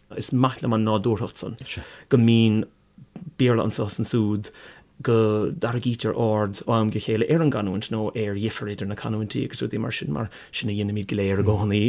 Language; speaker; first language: Irish; native; Irish